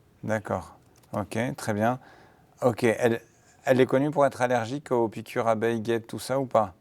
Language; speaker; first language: French; native; French